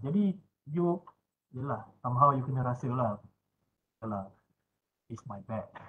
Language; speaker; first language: English; non-native, local second language; Malay